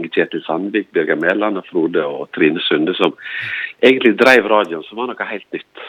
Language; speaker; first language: Norwegian; native; Norwegian